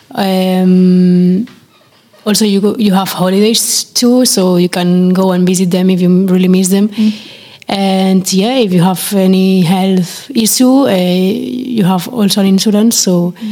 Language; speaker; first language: English; non-native, fluent; Spanish